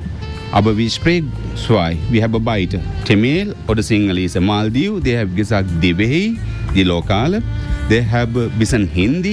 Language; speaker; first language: German; non-native, learner; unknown